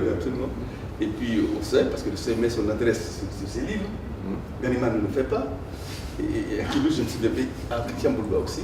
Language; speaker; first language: French; non-native, local second language; Fula